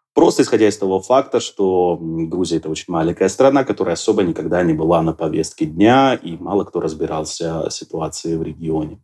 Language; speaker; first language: Russian; non-native, local second language; Georgian